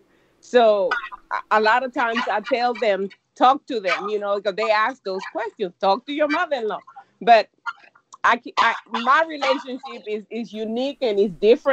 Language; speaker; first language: English; early bilingual, other home language; Spanish